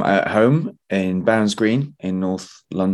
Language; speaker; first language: English; native; English